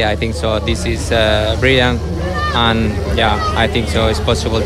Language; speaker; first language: English; non-native, learner; Spanish